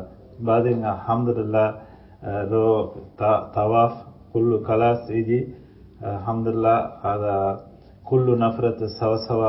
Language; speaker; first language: Arabic; non-native, learner; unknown